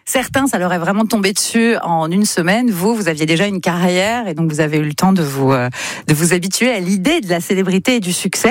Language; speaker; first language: French; native; French